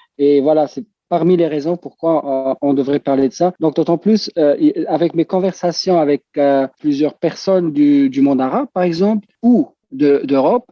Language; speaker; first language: French; non-native, local second language; Arabic